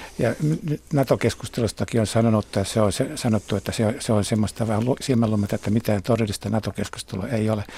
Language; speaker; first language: Finnish; native; Finnish